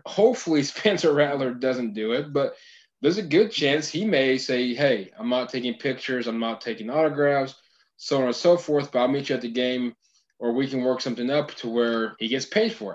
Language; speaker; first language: English; native; English